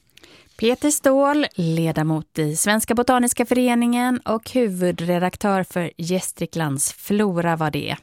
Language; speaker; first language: Swedish; native; Swedish